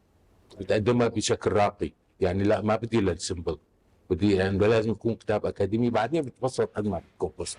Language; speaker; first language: Arabic; native; Arabic